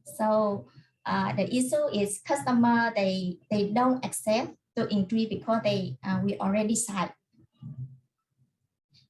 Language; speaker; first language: English; non-native, learner; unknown